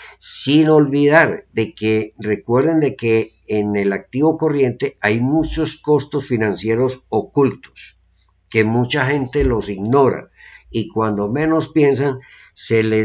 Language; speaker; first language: Spanish; native; Spanish